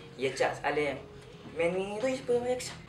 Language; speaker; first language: Ukrainian; non-native, learner; Spanish